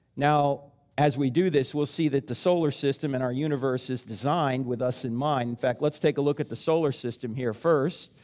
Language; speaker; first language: English; native; English